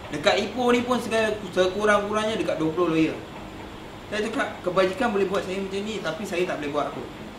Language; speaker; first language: Malay; non-native, local second language; Tamil